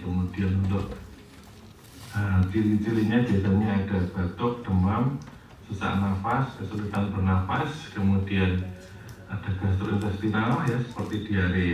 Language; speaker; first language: Indonesian; native; Indonesian